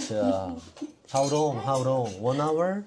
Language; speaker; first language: English; non-native, learner; Korean